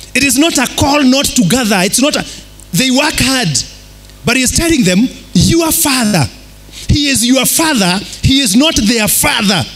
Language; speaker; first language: English; non-native, local second language; Kikuyu